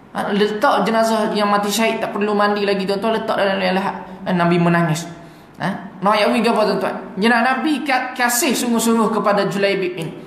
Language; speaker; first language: Malay; native; Malay